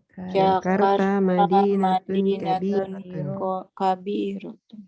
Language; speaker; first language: Arabic; non-native, learner; Indonesian